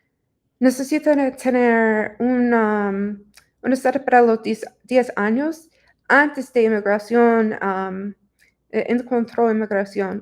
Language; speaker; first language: Spanish; non-native, learner; English